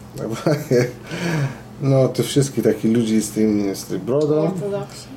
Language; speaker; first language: Polish; non-native, fluent; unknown